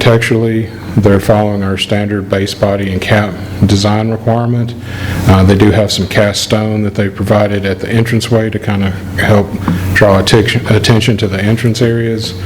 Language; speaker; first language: English; native; English